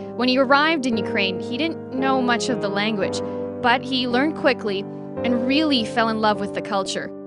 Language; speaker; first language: English; early bilingual, other home language; Ukrainian